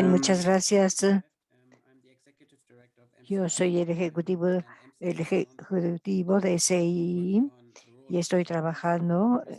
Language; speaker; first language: Spanish; non-native, fluent; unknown